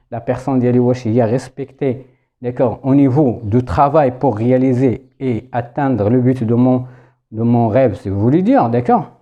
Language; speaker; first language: French; non-native, local second language; Arabic